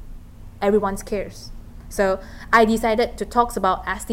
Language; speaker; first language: English; non-native, local second language; Chinese